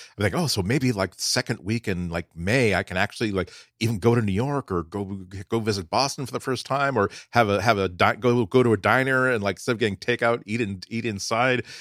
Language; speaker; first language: English; native; English